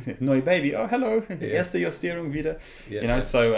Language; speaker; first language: German; non-native, learner; English